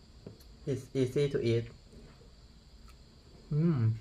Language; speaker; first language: English; non-native, learner; Thai